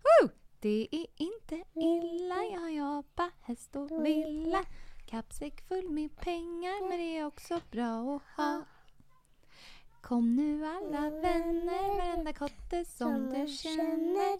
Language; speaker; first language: Swedish; native; Swedish